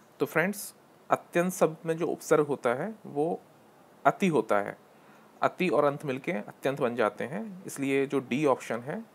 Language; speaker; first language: Hindi; native; Hindi